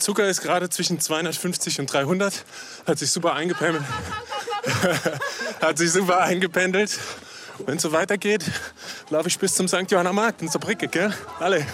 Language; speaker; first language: German; native; German